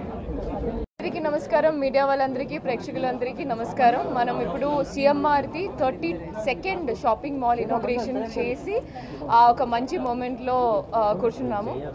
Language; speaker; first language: Telugu; non-native, fluent; Malayalam